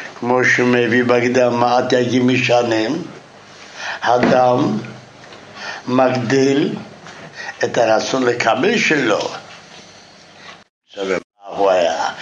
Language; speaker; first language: Hebrew; non-native, fluent; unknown